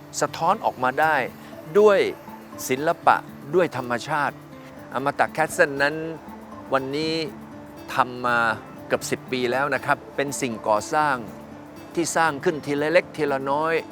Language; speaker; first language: Thai; native; Thai